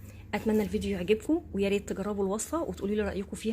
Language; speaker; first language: Arabic; native; Arabic